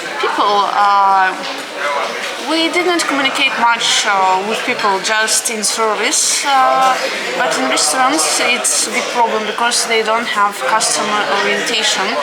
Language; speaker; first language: English; non-native, fluent; Russian